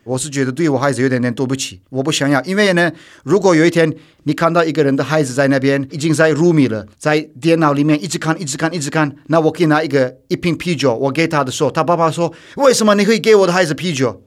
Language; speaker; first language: Chinese; non-native, fluent; Turkish